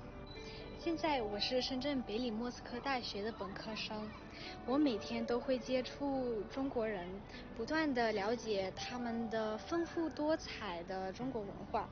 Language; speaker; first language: Chinese; early bilingual, other home language; Russian